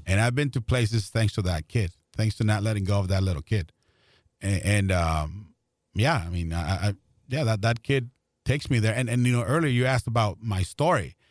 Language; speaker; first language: English; non-native, fluent; Spanish